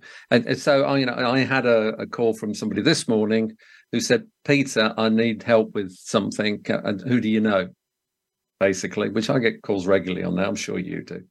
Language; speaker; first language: English; native; English